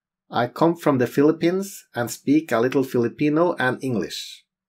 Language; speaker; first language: English; non-native, fluent; Norwegian